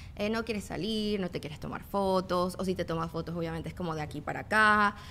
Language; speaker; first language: Spanish; native; Spanish